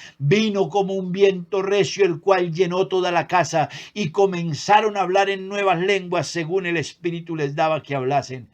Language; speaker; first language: Spanish; native; Spanish